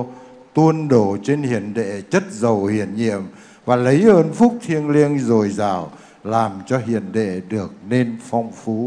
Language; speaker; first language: Vietnamese; native; Vietnamese